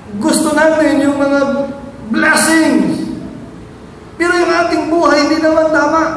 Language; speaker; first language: Filipino; non-native, local second language; Hiligaynon